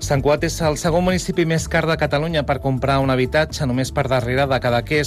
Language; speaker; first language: Catalan; native; Catalan